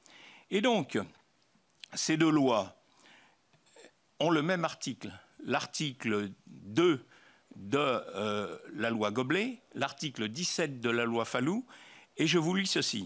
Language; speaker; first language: French; native; French